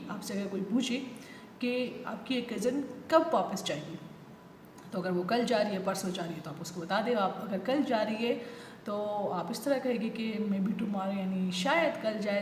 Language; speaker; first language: Urdu; non-native, local second language; Pashto